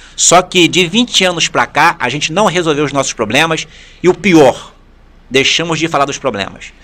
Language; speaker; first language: Portuguese; native; Portuguese